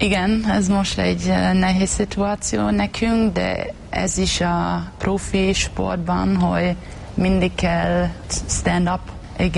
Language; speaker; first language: Hungarian; non-native, learner; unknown